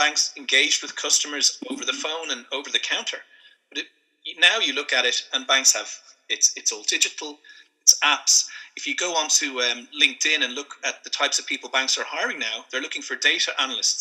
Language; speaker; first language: English; native; English